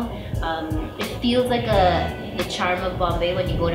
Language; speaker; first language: English; native; English